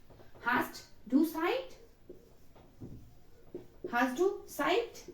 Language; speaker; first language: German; non-native, learner; Hindi